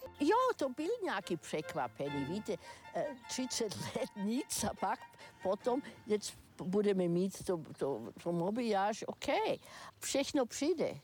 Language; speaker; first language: Czech; non-native, learner; German